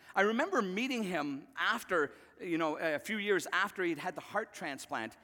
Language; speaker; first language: English; native; English